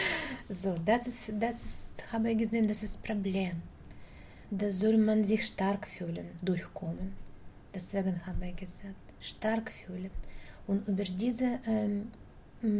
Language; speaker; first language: German; non-native, learner; Russian